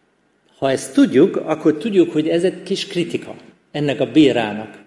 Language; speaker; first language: Hungarian; non-native, fluent; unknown